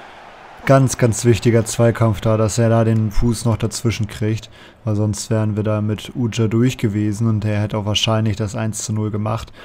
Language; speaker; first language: German; native; German